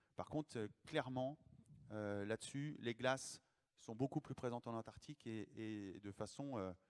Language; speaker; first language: French; native; French